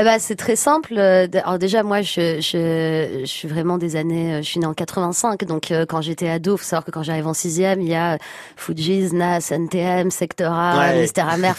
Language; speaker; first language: French; native; French